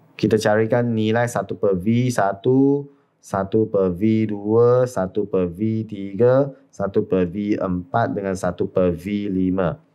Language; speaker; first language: Malay; non-native, local second language; Chinese